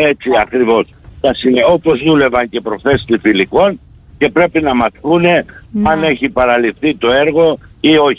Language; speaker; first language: Greek; native; Greek